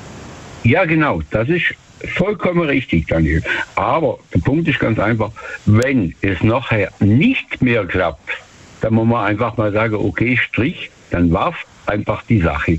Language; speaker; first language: German; native; German